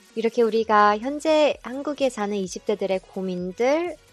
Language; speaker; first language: Korean; early bilingual, heritage; Korean